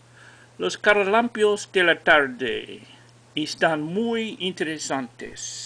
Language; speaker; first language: Spanish; non-native, learner; English